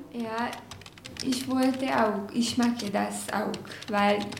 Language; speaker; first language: German; non-native, learner; Hungarian